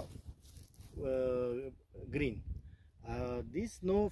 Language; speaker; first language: English; non-native, learner; Armenian